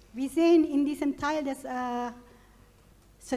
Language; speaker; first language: German; non-native, fluent; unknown